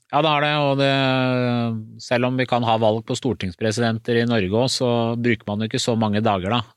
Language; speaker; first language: Norwegian; early bilingual, other home language; Persian